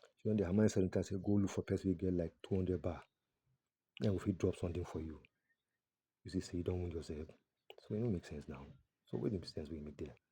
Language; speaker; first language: Nigerian Pidgin; non-native, local second language; Yoruba